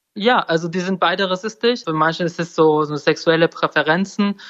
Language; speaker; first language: German; non-native, learner; Turkish